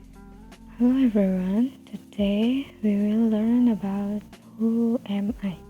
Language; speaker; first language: English; non-native, fluent; Indonesian